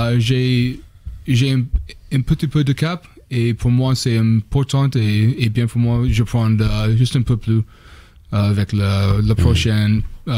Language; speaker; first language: French; non-native, learner; English